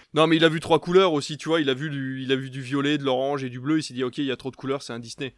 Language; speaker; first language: French; native; French